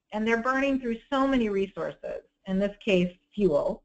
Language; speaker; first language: English; native; English